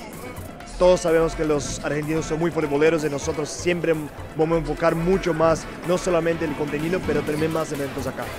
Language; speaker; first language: Spanish; non-native, fluent; Portuguese